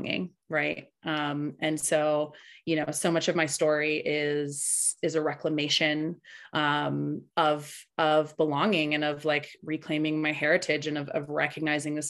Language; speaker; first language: English; early bilingual, other home language; Spanish